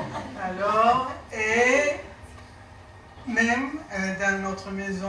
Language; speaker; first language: French; non-native, learner; Spanish